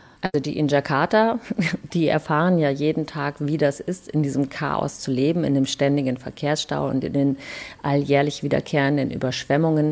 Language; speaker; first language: German; native; German